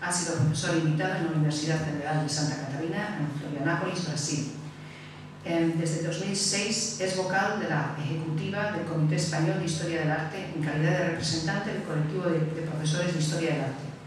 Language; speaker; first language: Spanish; native; Spanish